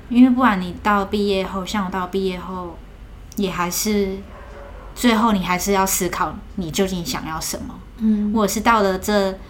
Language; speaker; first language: Chinese; native; Chinese